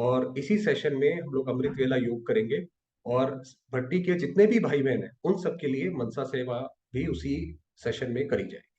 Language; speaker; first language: Hindi; native; Hindi